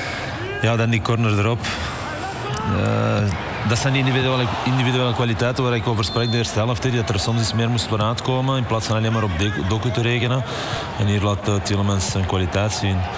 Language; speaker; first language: Dutch; native; Dutch